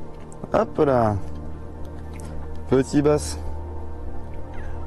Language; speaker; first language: French; native; French